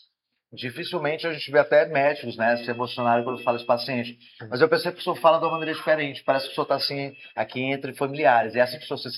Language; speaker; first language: Portuguese; native; Portuguese